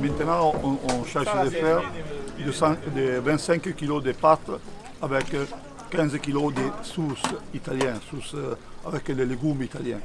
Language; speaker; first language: French; non-native, learner; Italian